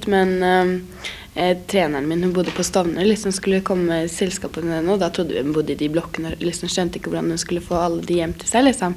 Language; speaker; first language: Norwegian; native; Norwegian